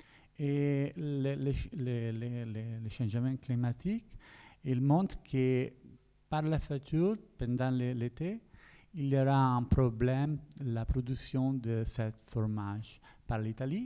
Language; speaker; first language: French; non-native, learner; Italian